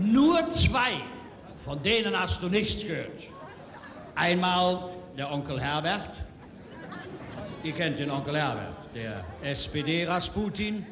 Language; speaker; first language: German; native; German